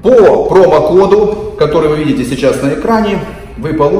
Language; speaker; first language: Russian; native; Russian